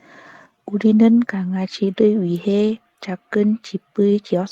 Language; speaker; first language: Korean; non-native, learner; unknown